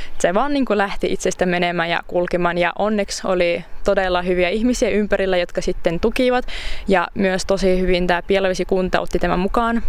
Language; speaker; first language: Finnish; native; Finnish